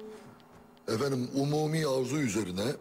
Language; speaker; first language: Turkish; native; Turkish